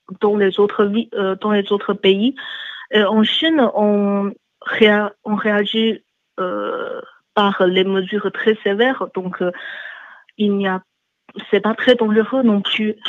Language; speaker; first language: French; non-native, learner; Chinese